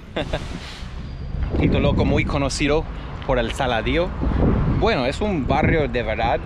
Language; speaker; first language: Spanish; native; Spanish